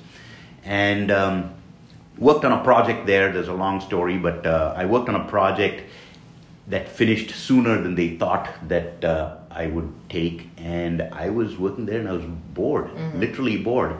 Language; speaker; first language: English; non-native, local second language; Tamil